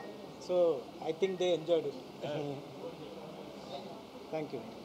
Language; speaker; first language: Telugu; non-native, fluent; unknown